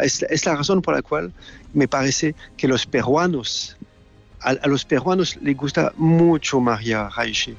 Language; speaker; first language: Spanish; non-native, learner; French